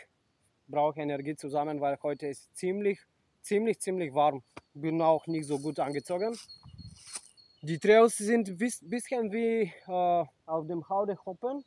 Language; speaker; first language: German; non-native, fluent; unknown